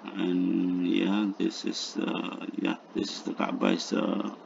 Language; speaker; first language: English; non-native, learner; Indonesian